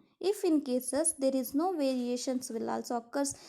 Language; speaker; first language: English; non-native, local second language; Kannada